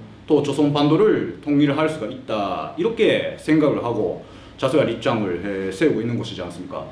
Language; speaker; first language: Korean; early bilingual, heritage; Korean